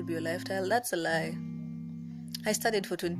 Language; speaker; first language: English; non-native, local second language; Kikuyu